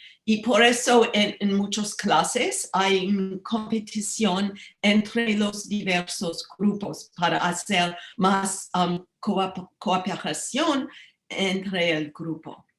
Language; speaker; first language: Spanish; non-native, learner; English